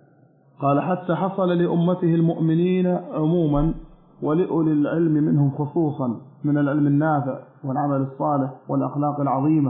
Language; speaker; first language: Arabic; native; Arabic